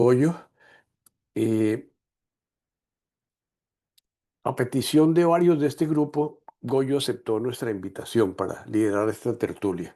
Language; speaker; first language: Spanish; native; Spanish